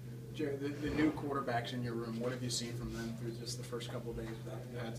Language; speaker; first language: English; native; English